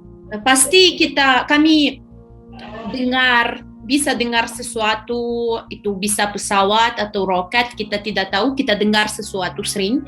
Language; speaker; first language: Indonesian; non-native, fluent; Ukrainian